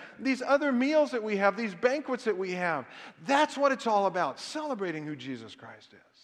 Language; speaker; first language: English; native; English